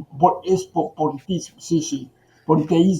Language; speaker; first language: Spanish; non-native, fluent; Japanese